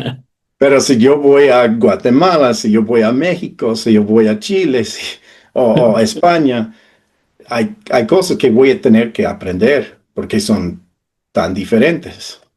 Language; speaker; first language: Spanish; non-native, fluent; English